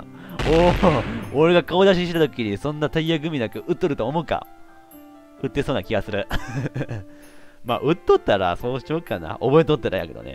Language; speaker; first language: Japanese; native; Japanese